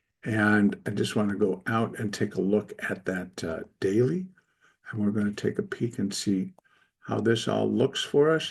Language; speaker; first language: English; native; English